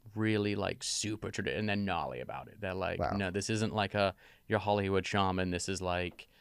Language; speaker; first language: English; native; English